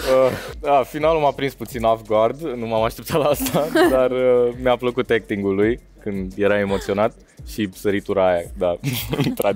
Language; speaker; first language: Romanian; native; Romanian